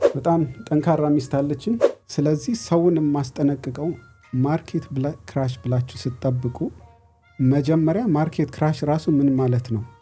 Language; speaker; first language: Amharic; early bilingual, other home language; English